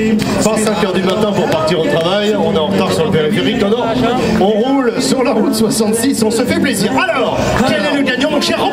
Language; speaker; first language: French; native; French